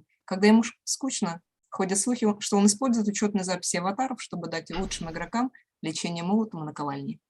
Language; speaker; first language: Russian; native; Russian